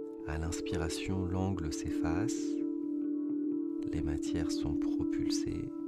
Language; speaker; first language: French; native; French